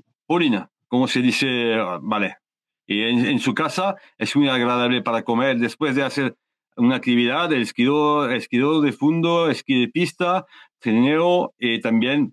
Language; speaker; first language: Spanish; non-native, learner; French